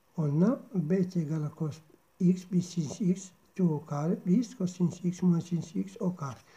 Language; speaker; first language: French; non-native, local second language; Arabic